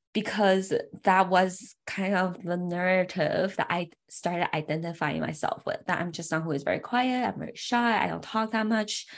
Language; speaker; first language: English; early bilingual, other home language; Chinese